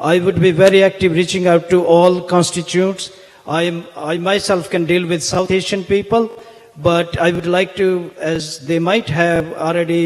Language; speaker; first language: English; non-native, local second language; Hindi